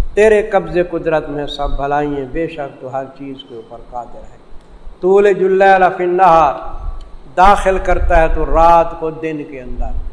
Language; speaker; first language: Urdu; native; Urdu